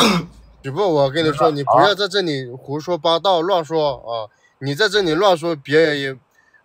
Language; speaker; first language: Chinese; native; Chinese